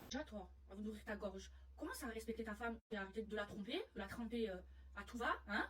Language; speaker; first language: French; native; French